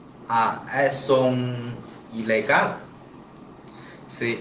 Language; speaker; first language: Spanish; non-native, learner; Chinese